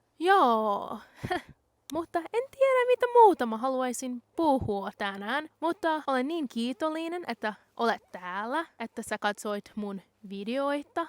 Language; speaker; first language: Finnish; non-native, learner; English